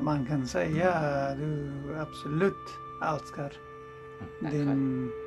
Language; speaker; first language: Swedish; non-native, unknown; Nepali